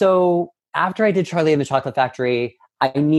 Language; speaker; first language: English; native; English